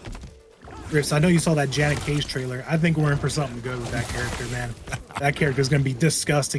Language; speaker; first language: English; native; English